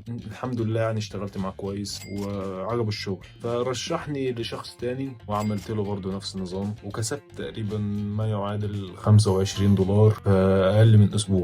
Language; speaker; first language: Arabic; native; Arabic